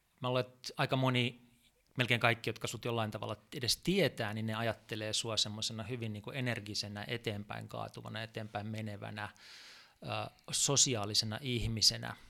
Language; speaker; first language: Finnish; native; Finnish